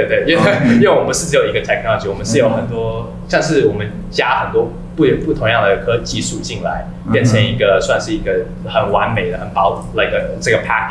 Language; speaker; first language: Chinese; native; Chinese